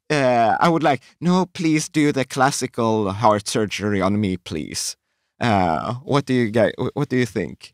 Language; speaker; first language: English; non-native, fluent; Swedish